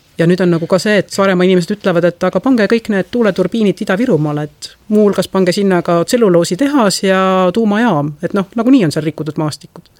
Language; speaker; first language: Estonian; native; Estonian